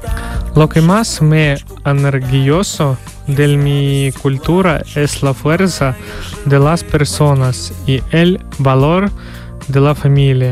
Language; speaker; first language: Spanish; non-native, learner; Ukrainian